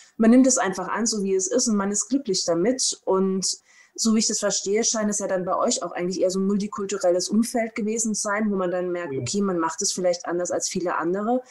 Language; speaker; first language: German; native; German